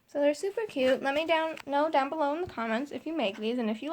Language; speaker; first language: English; native; English